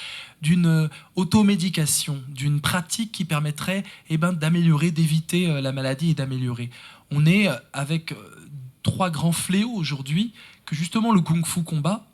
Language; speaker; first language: French; native; French